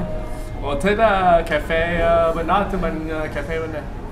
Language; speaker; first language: Vietnamese; early bilingual, heritage; English